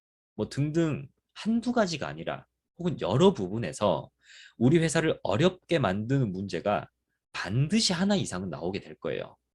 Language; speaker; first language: Korean; native; Korean